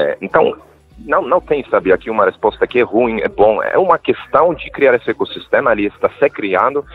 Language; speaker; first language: Portuguese; non-native, fluent; Polish